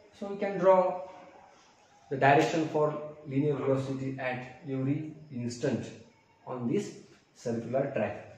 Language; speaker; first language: English; non-native, local second language; Marathi